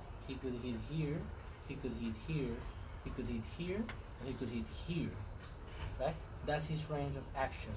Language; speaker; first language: English; non-native, fluent; Spanish